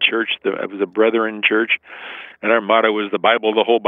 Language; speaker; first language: English; native; English